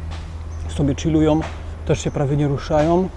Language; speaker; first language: Polish; native; Polish